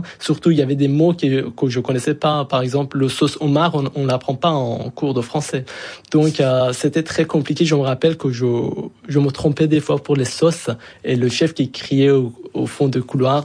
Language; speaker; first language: French; non-native, fluent; Persian